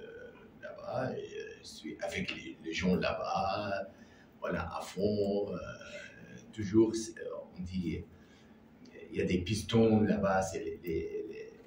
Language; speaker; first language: French; non-native, learner; Arabic